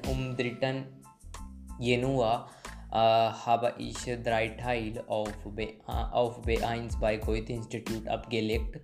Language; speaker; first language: German; non-native, learner; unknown